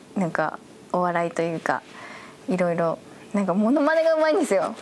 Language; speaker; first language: Japanese; native; Japanese